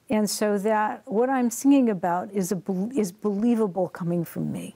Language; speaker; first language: English; native; English